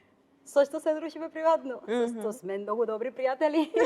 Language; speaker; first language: Macedonian; non-native, fluent; Spanish